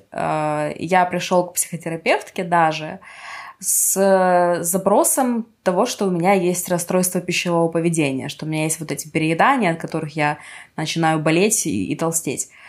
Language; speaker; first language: Russian; non-native, local second language; Ukrainian